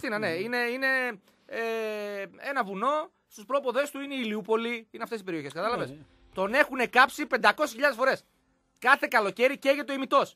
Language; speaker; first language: Greek; native; Greek